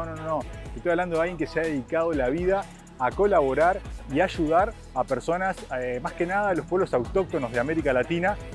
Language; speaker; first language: Spanish; native; Spanish